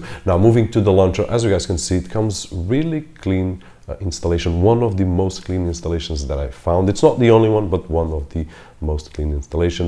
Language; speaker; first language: English; non-native, fluent; Portuguese